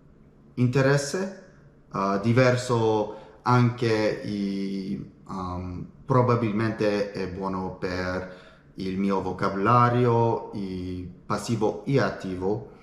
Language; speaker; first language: Italian; non-native, learner; English